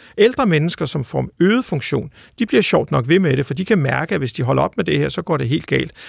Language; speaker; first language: Danish; native; Danish